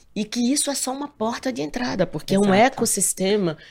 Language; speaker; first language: Portuguese; native; Portuguese